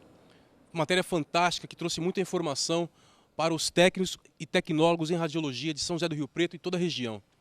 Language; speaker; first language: Portuguese; native; Portuguese